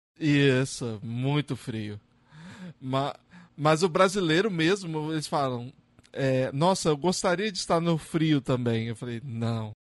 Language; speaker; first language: Portuguese; native; Portuguese